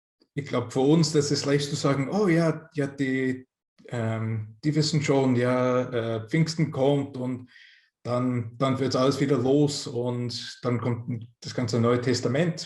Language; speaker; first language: German; non-native, fluent; English